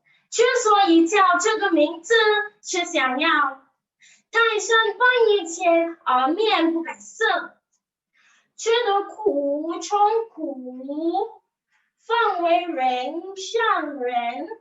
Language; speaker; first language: Chinese; non-native, learner; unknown